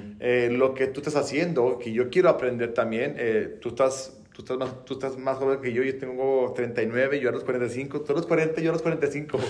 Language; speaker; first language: Spanish; native; Spanish